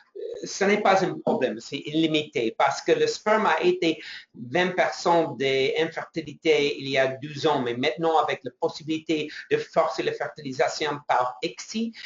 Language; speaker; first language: French; non-native, fluent; English